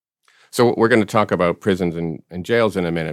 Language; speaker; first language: English; native; English